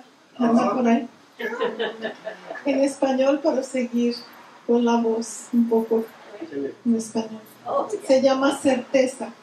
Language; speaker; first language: Spanish; early bilingual, heritage; Spanish